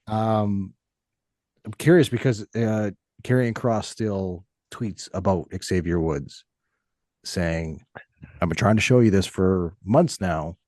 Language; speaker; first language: English; native; English